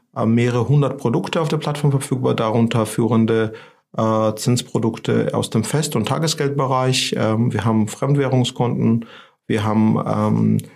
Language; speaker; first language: German; non-native, fluent; Georgian